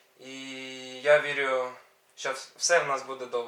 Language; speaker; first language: Ukrainian; non-native, local second language; Russian